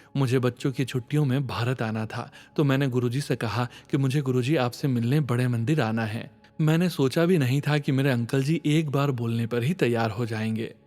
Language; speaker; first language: Hindi; native; Hindi